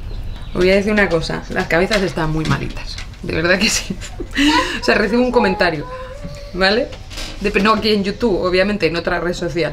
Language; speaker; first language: Spanish; native; Spanish